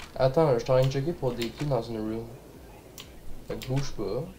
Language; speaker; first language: French; native; French